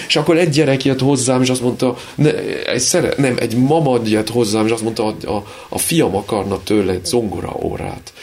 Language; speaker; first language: Hungarian; early bilingual, heritage; Hungarian